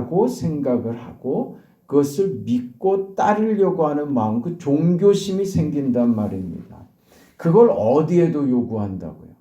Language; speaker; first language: Korean; native; Korean